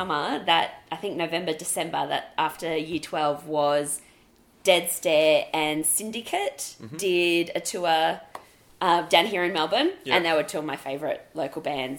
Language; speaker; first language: English; native; English